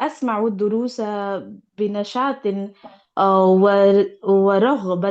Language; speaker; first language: Arabic; non-native, learner; Urdu